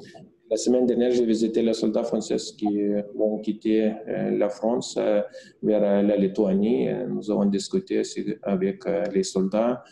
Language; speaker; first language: French; non-native, fluent; Lithuanian